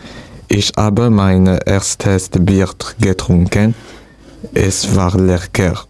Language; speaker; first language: German; non-native, learner; French